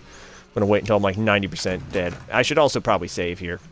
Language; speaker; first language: English; native; English